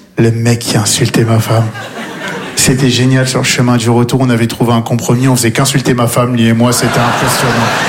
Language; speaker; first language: French; native; French